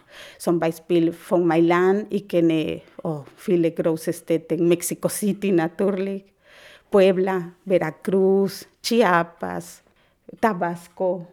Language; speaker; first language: German; non-native, fluent; Spanish